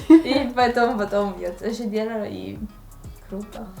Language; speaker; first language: Russian; non-native, learner; Italian